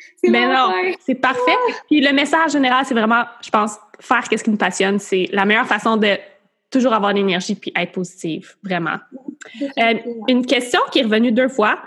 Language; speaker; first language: French; native; French